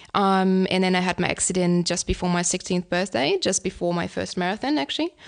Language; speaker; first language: English; non-native, fluent; German